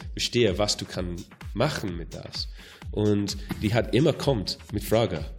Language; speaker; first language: German; non-native, learner; English